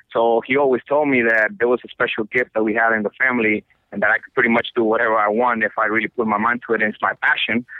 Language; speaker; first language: English; non-native, fluent; Spanish